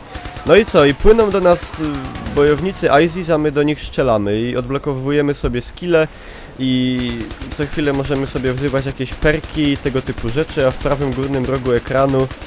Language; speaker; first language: Polish; native; Polish